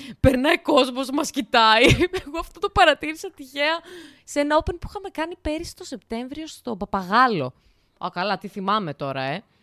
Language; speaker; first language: Greek; native; Greek